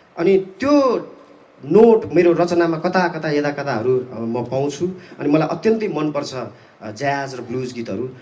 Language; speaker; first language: Nepali; non-native, local second language; Eastern Tamang